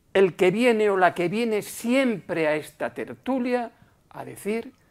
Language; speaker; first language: Spanish; native; Spanish